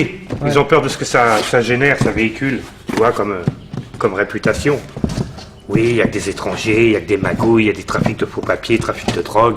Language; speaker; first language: French; native; French